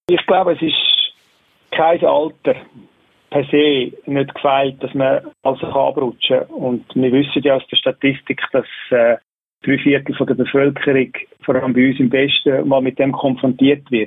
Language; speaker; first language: German; native; German